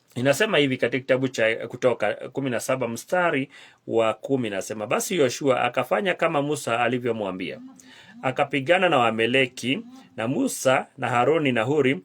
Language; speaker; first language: Swahili; non-native, local second language; Kikuyu